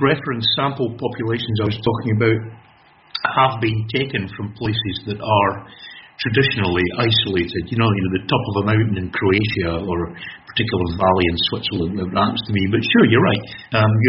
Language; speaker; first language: English; native; English